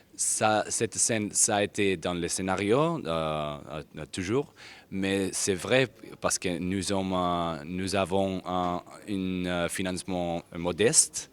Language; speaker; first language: French; non-native, learner; Spanish